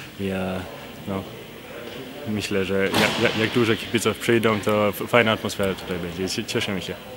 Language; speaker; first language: Polish; early bilingual, heritage; Polish